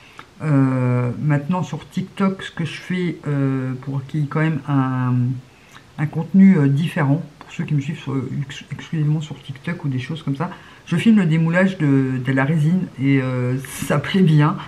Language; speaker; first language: French; native; French